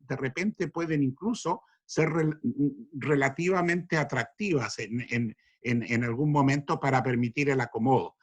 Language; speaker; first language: Spanish; native; Spanish